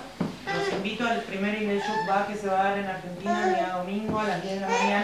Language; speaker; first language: Spanish; native; Spanish